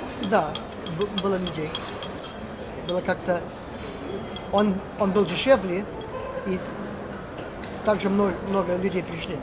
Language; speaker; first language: Russian; early bilingual, heritage; Russian